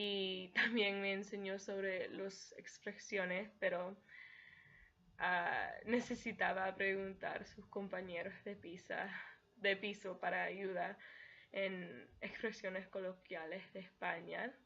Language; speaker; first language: Spanish; early bilingual, heritage; Spanish